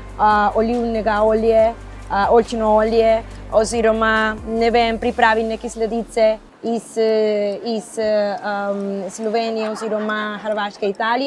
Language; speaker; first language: Slovenian; non-native, fluent; Spanish